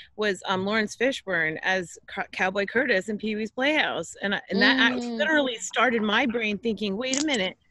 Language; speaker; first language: English; native; English